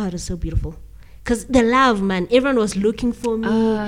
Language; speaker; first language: English; non-native, local second language; Southern Sotho